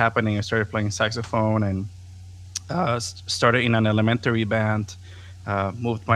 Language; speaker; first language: English; non-native, fluent; Spanish